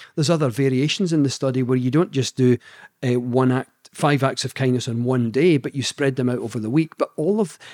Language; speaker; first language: English; native; English